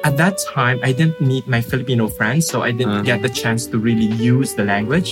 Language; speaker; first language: English; non-native, local second language; Filipino